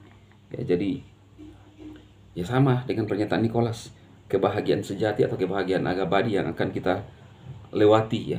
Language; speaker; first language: Indonesian; native; Indonesian